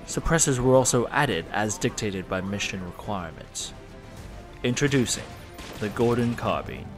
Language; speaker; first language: English; non-native, local second language; Cantonese